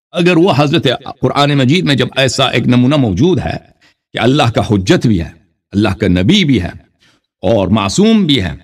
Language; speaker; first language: Urdu; non-native, fluent; Persian